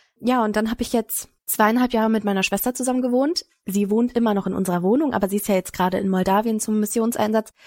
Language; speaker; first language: German; native; German